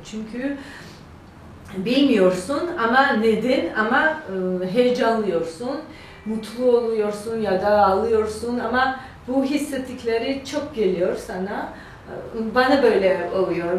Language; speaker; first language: Turkish; non-native, learner; Georgian